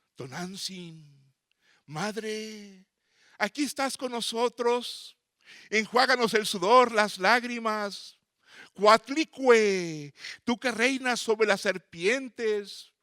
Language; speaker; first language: Spanish; native; Spanish